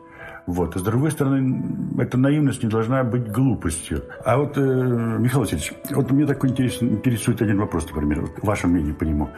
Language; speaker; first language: Russian; native; Russian